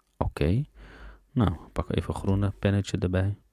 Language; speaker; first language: Dutch; early bilingual, other home language; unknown